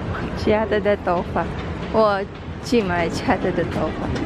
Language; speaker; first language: Chinese; non-native, learner; Filipino